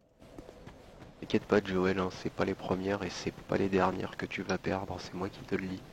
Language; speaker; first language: French; native; French